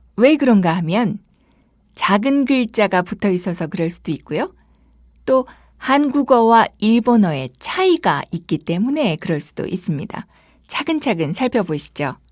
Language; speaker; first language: Korean; native; Korean